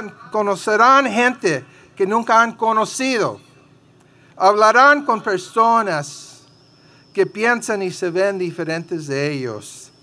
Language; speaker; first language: Spanish; early bilingual, heritage; Spanish